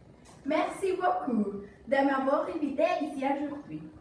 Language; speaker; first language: French; non-native, learner; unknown